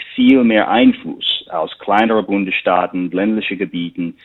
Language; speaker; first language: German; non-native, fluent; English